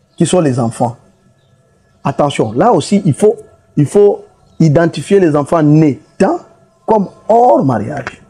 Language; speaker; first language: French; non-native, local second language; Swahili